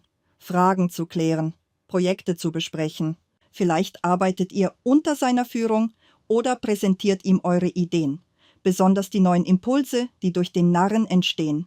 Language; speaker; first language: German; native; German